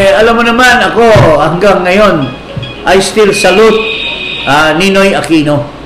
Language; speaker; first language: Filipino; non-native, local second language; Cebuano